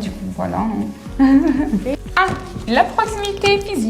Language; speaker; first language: French; non-native, fluent; Arabic